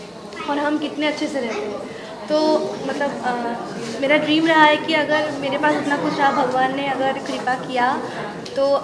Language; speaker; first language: Hindi; non-native, local second language; Bangla